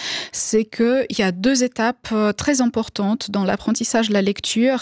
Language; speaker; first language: French; non-native, fluent; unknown